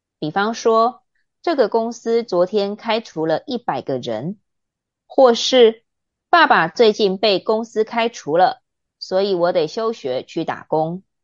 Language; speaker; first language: Chinese; native; Chinese